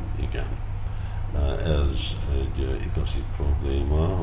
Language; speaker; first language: Hungarian; early bilingual, heritage; Hungarian